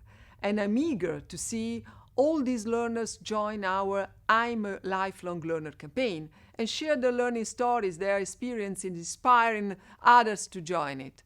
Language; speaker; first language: English; non-native, fluent; Italian